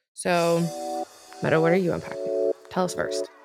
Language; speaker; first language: English; early bilingual, other home language; Spanish